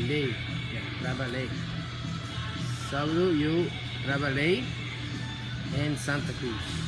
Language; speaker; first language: Portuguese; non-native, learner; English